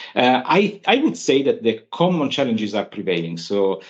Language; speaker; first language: English; non-native, fluent; Italian